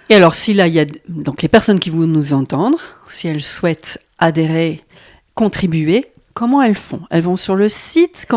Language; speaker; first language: French; native; French